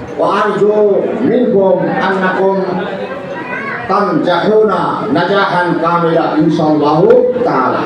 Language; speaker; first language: Arabic; non-native, fluent; Bangla